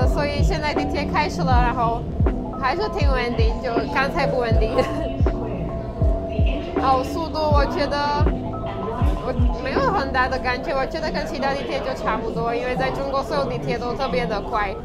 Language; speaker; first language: Chinese; non-native, fluent; Czech